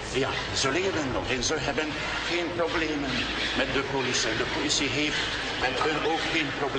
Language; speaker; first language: Dutch; non-native, fluent; Hungarian